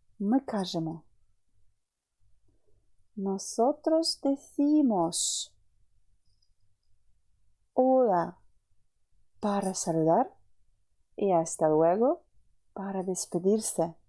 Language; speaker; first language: Spanish; non-native, fluent; Ukrainian